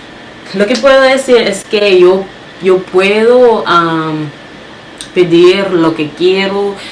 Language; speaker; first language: Spanish; non-native, learner; Haitian Creole